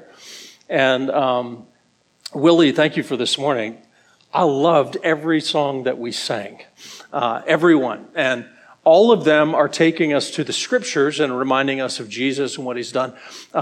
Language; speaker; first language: English; native; English